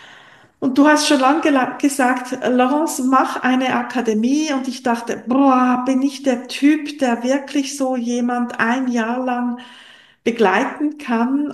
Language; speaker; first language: German; non-native, local second language; French